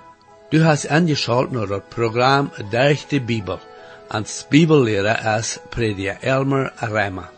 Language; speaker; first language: German; non-native, learner; Plautdietsch